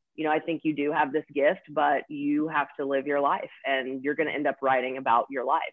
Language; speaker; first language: English; native; English